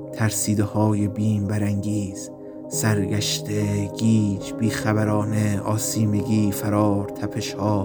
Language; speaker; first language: Persian; native; Persian